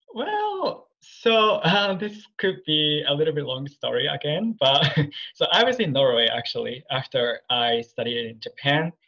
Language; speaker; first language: English; non-native, fluent; Japanese